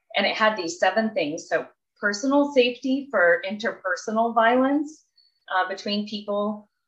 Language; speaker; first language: English; native; English